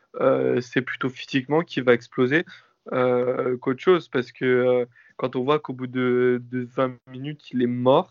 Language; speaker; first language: French; native; French